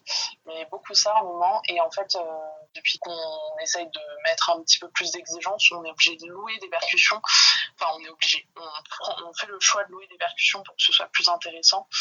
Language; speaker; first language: French; native; French